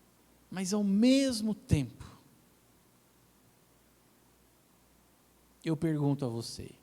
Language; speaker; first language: Portuguese; native; Portuguese